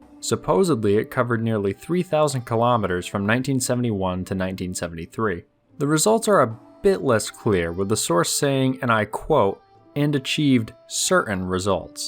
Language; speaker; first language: English; native; English